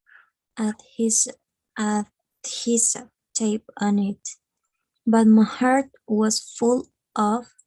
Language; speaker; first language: English; non-native, learner; Spanish